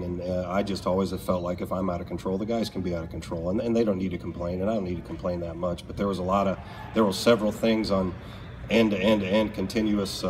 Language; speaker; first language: English; native; English